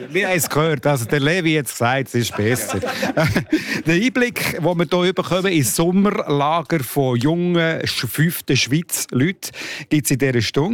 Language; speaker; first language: German; native; German